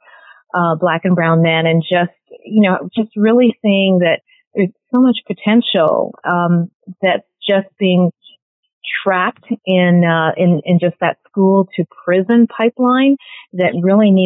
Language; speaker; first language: English; native; English